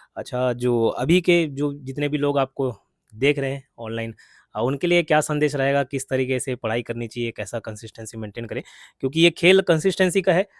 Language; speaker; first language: Hindi; native; Hindi